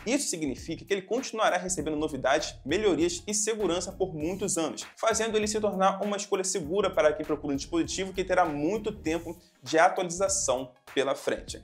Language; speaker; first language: Portuguese; native; Portuguese